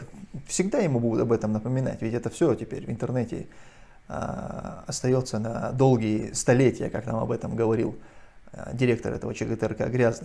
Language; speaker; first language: Russian; non-native, local second language; Chechen